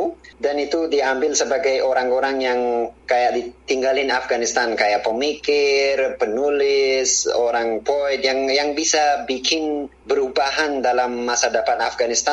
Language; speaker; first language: Indonesian; non-native, fluent; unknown